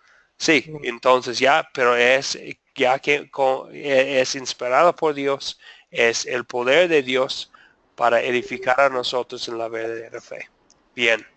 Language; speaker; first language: Spanish; non-native, fluent; English